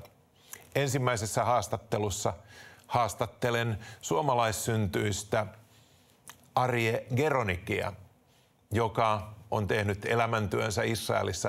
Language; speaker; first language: Finnish; native; Finnish